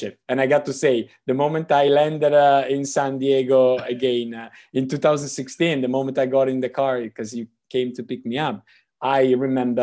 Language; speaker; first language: English; non-native, fluent; Italian